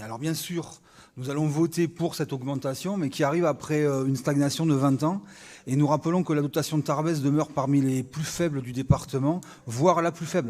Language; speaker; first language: French; native; French